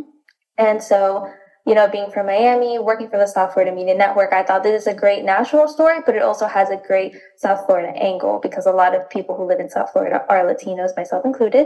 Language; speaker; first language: English; native; English